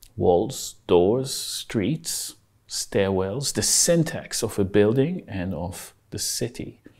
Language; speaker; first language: English; non-native, fluent; Hebrew